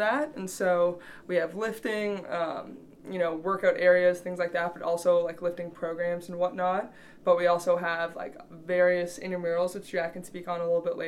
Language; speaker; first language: English; native; English